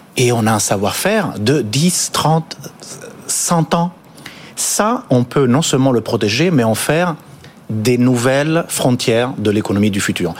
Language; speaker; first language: French; non-native, fluent; Italian